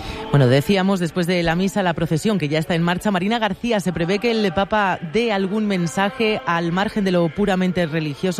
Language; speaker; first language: Spanish; native; Spanish